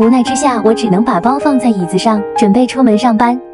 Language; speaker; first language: Chinese; native; Chinese